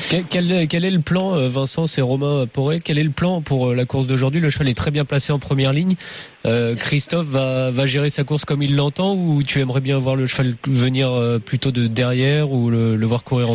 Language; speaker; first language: French; native; French